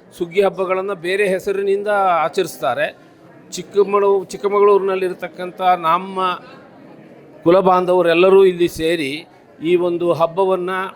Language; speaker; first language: Kannada; non-native, local second language; Kodava